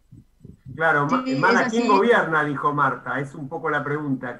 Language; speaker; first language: Spanish; native; Spanish